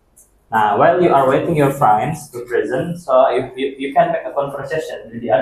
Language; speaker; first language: English; non-native, fluent; Indonesian